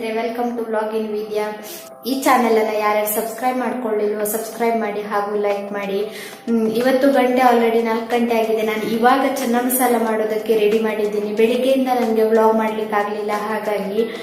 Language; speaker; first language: Kannada; native; Kannada